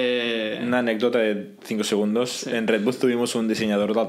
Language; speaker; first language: Spanish; native; Spanish